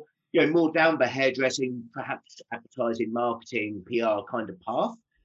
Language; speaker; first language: English; native; English